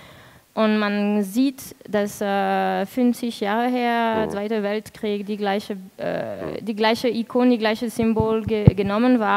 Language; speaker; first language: German; non-native, fluent; French